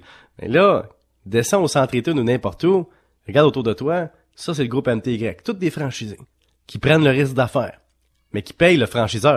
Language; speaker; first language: French; native; French